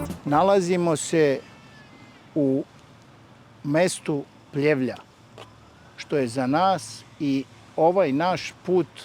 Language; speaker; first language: Bosnian; native; Bosnian